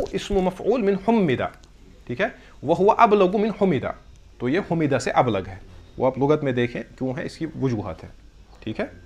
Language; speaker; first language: Urdu; non-native, local second language; Kashmiri